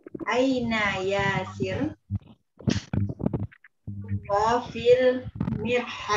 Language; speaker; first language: Arabic; non-native, learner; Indonesian